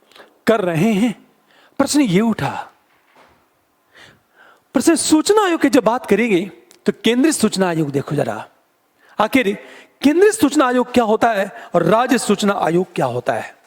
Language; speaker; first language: Hindi; native; Hindi